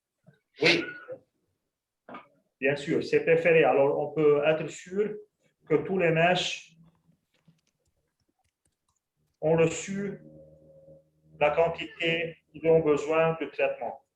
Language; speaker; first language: French; non-native, local second language; Arabic